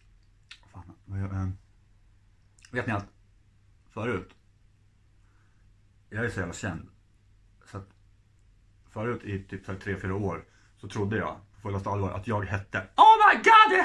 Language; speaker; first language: Swedish; native; Swedish